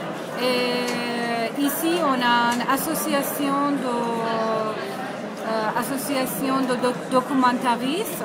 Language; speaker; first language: French; non-native, fluent; Persian